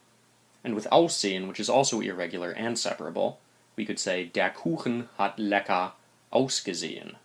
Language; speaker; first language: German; non-native, fluent; English